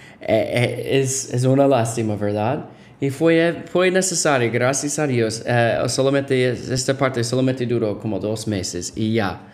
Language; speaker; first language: Spanish; non-native, fluent; English